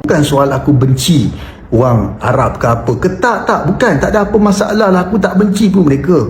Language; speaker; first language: Malay; native; Malay